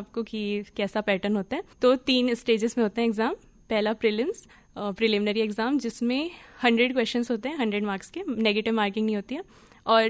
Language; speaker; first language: Hindi; native; Hindi